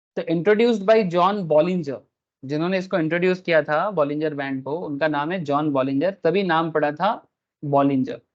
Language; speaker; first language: Hindi; non-native, local second language; Bangla